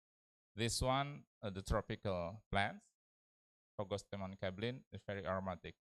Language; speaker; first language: English; non-native, learner; Indonesian